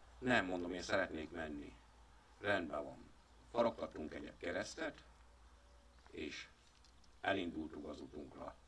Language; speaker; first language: Hungarian; native; Hungarian